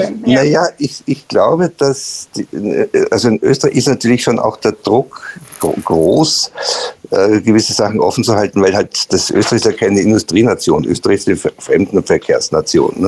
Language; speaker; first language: German; native; German